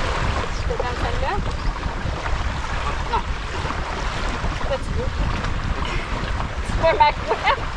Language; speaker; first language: French; non-native, learner; Spanish